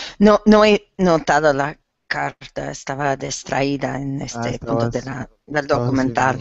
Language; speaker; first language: Spanish; non-native, learner; English